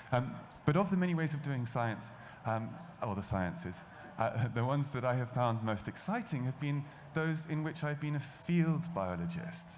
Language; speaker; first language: English; native; English